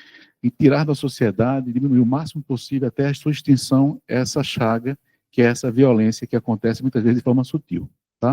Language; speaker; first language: Portuguese; native; Portuguese